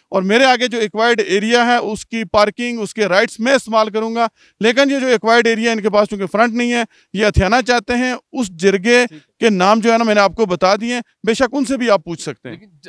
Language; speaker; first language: Urdu; non-native, local second language; Punjabi